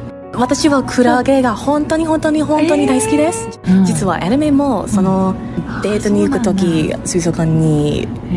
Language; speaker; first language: Japanese; non-native, learner; English